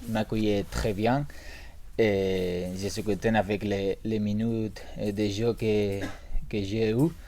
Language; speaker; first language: French; non-native, learner; Spanish